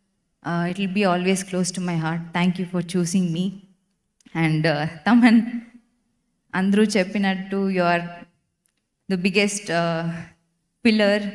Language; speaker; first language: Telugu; non-native, learner; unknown